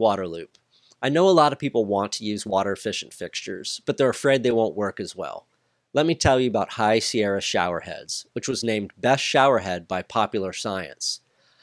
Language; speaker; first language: English; native; English